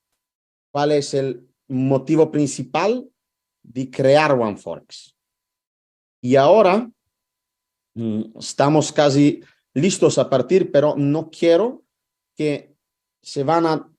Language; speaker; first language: Spanish; non-native, fluent; Italian